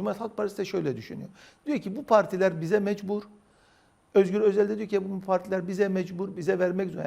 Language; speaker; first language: Turkish; native; Turkish